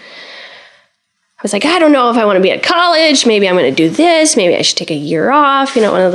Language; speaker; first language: English; native; English